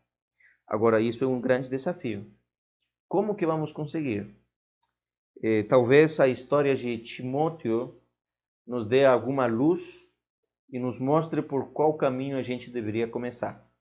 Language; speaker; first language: Portuguese; non-native, fluent; Spanish